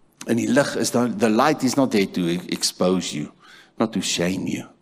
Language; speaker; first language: English; non-native, local second language; Afrikaans